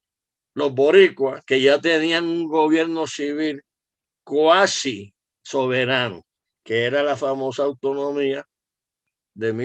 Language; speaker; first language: Spanish; native; Spanish